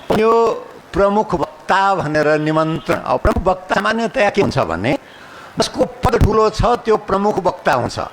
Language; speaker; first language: Nepali; non-native, local second language; Maithili